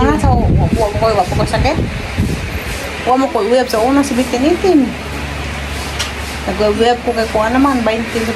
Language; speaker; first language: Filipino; non-native, local second language; Cebuano